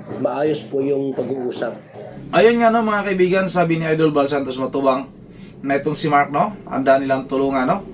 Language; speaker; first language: Filipino; native; Filipino